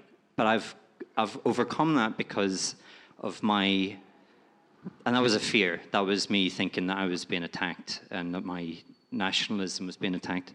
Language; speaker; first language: English; native; English